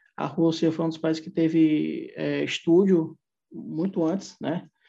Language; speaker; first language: Portuguese; native; Portuguese